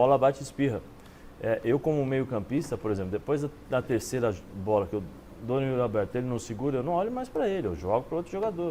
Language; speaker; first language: Portuguese; native; Portuguese